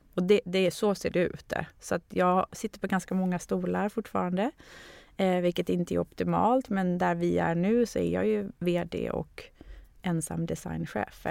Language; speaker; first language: Swedish; native; Swedish